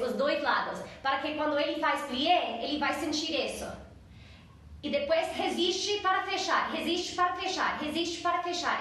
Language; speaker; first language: Portuguese; non-native, fluent; English